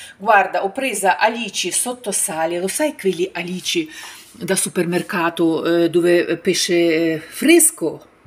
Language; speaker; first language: Italian; non-native, fluent; Ukrainian